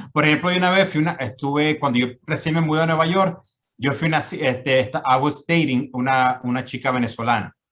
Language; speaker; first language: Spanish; native; Spanish